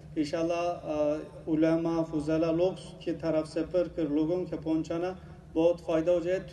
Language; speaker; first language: Urdu; non-native, learner; Turkish